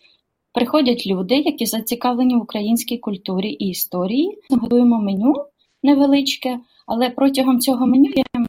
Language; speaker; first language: Ukrainian; native; Ukrainian